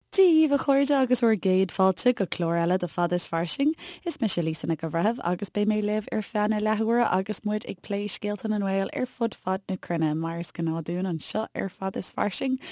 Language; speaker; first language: Irish; native; Irish